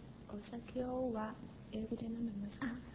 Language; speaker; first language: Japanese; non-native, learner; Chinese